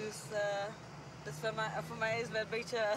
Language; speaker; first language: Dutch; non-native, fluent; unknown